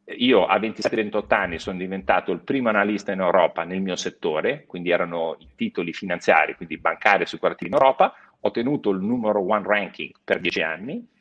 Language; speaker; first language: Italian; native; Italian